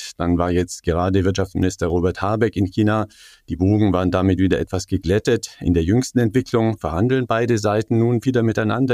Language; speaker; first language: German; native; German